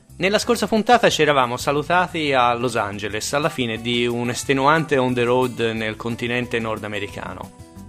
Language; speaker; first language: Italian; native; Italian